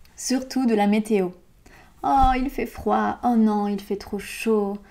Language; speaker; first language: French; native; French